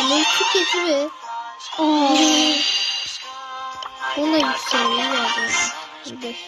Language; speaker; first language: Turkish; non-native, learner; Azerbaijani